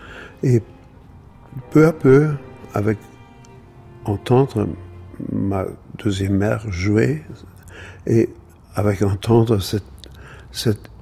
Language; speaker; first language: French; non-native, fluent; German